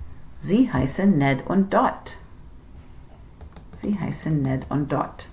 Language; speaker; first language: German; non-native, fluent; English